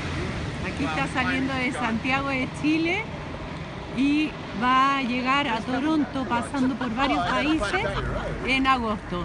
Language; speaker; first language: Spanish; native; Spanish